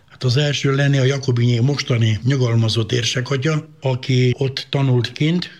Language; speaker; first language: Hungarian; native; Hungarian